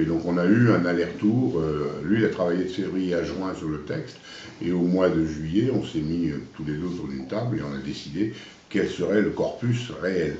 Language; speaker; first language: French; native; French